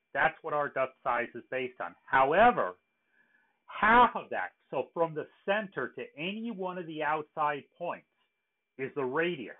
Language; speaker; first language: English; native; English